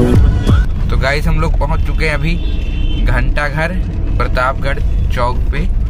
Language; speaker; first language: Hindi; native; Hindi